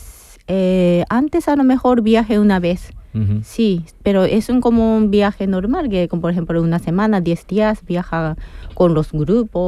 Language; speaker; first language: Spanish; non-native, fluent; Japanese